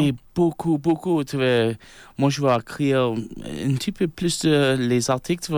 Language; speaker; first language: French; non-native, local second language; English